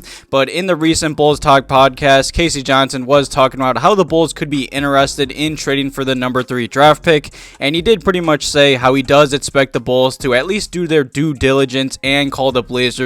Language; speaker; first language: English; native; English